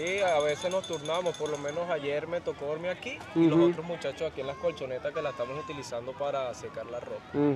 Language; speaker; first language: Spanish; native; Spanish